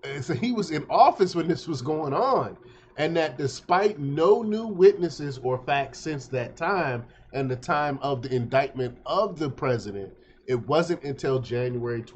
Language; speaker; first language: English; native; English